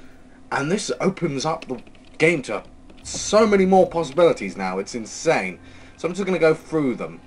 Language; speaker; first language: English; native; English